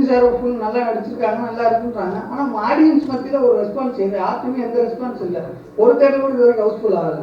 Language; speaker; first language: Tamil; native; Tamil